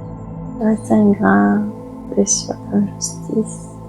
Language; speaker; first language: French; native; French